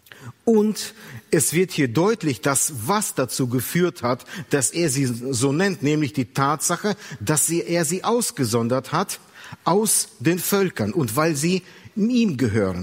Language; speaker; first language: German; native; German